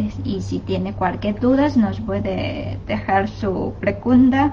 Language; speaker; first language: Spanish; non-native, fluent; Chinese